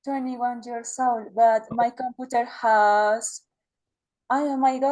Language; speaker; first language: English; non-native, learner; Spanish